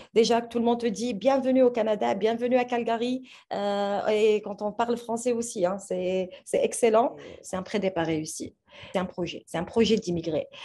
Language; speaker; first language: French; non-native, local second language; Arabic